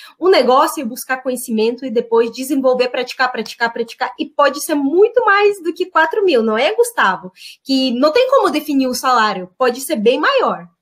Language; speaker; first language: Portuguese; non-native, fluent; Russian